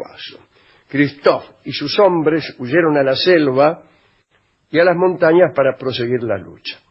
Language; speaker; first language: Spanish; native; Spanish